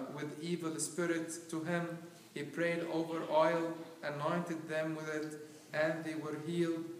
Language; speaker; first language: English; non-native, fluent; Arabic